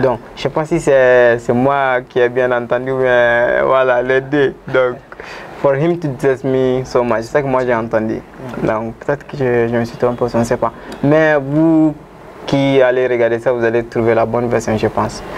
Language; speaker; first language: French; non-native, local second language; Bambara